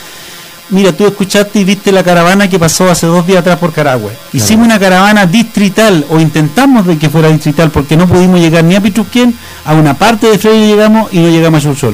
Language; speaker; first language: Spanish; native; Spanish